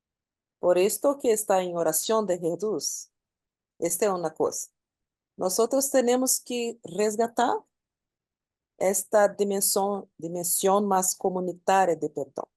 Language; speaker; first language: Spanish; non-native, learner; Portuguese